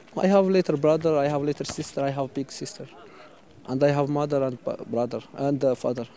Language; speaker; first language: English; non-native, fluent; Arabic